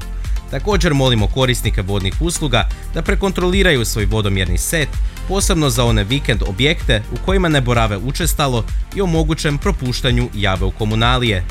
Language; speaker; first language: Croatian; native; Croatian